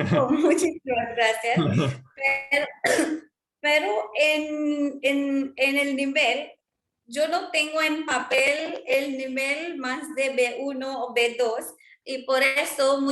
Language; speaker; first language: Spanish; non-native, fluent; Marwari